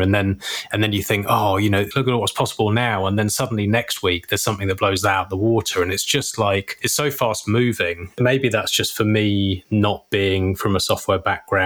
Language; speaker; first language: English; native; English